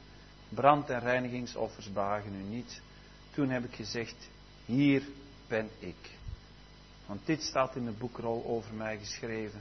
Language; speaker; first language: Dutch; native; Dutch